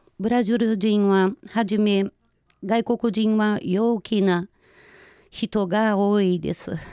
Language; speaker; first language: Japanese; non-native, fluent; Portuguese